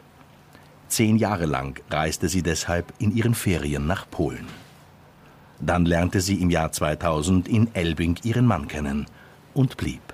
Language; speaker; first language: German; native; German